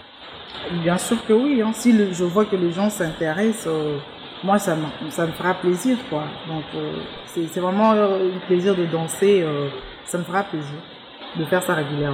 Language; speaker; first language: French; non-native, local second language; Luba-Lulua